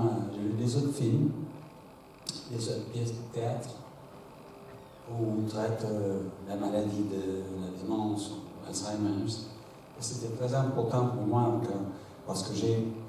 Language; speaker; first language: French; non-native, fluent; English